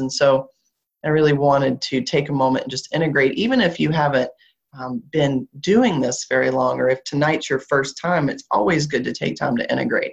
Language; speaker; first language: English; native; English